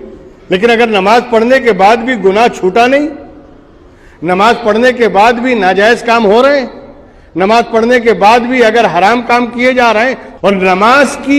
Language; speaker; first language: Urdu; native; Urdu